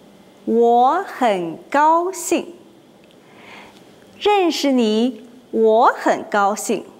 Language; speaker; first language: Chinese; non-native, learner; English